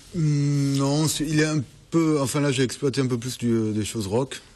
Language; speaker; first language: French; non-native, fluent; German